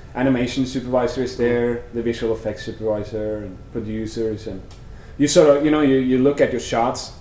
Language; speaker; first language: English; non-native, fluent; Norwegian